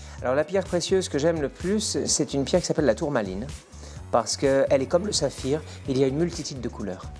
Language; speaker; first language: French; native; French